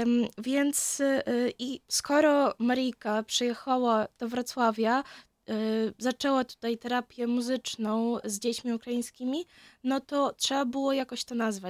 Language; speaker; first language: Polish; non-native, fluent; Ukrainian